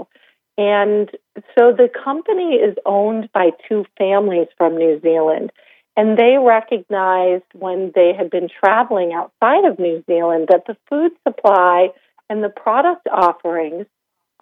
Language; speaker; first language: English; native; English